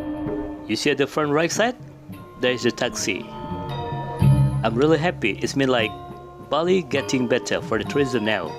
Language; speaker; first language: English; non-native, local second language; Indonesian